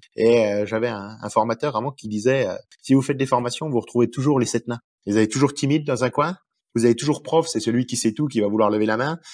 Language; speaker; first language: French; native; French